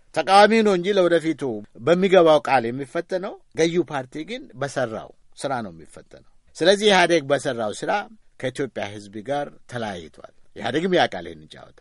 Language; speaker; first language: Amharic; non-native, local second language; Oromo